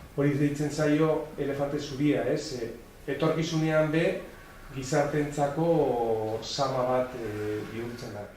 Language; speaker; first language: Basque; non-native, local second language; Spanish